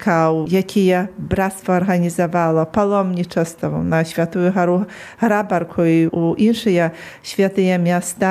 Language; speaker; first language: Polish; non-native, local second language; Belarusian